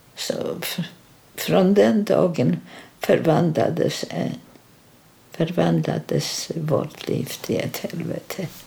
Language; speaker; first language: Swedish; non-native, fluent; Polish